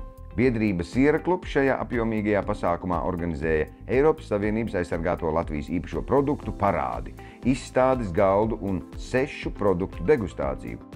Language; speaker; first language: Latvian; native; Latvian